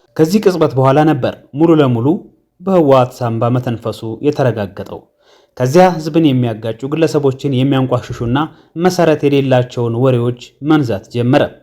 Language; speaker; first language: Amharic; native; Amharic